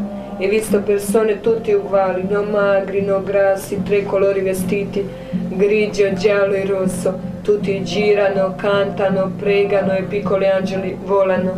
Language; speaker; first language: Italian; non-native, learner; Croatian